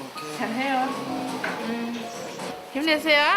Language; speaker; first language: Korean; non-native, learner; Vietnamese